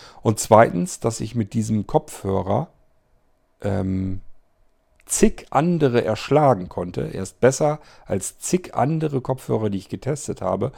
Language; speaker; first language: German; native; German